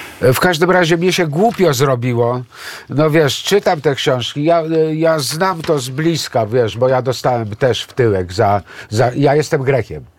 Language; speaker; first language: Polish; early bilingual, other home language; Greek